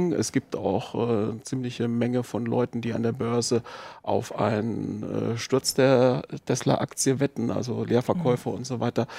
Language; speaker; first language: German; native; German